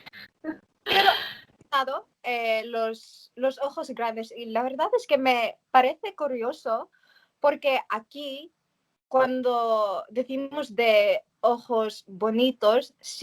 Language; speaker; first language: Spanish; early bilingual, heritage; Spanish